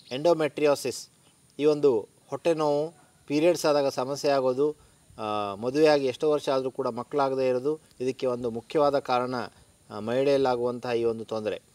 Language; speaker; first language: Kannada; native; Kannada